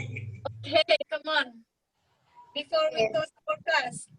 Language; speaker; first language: English; non-native, learner; Indonesian